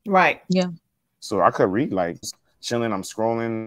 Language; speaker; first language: English; native; English